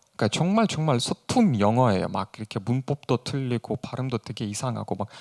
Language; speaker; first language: Korean; non-native, fluent; Russian